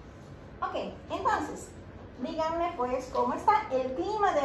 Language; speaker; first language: Spanish; non-native, fluent; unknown